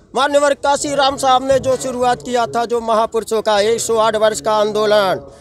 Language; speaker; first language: Hindi; native; Hindi